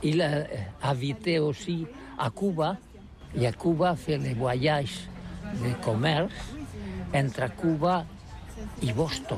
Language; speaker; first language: French; non-native, learner; Catalan